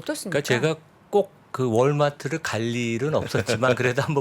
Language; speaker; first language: Korean; native; Korean